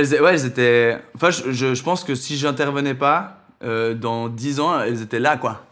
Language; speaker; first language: French; native; French